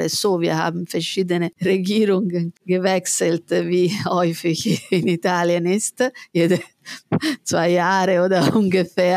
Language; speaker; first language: German; non-native, fluent; Italian